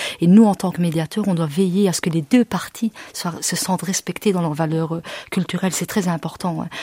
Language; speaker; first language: French; early bilingual, other home language; Arabic